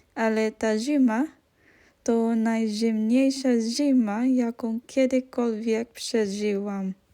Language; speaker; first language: Polish; non-native, fluent; Hiligaynon